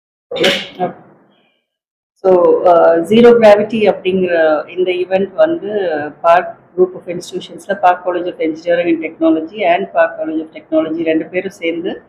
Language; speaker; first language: Tamil; native; Tamil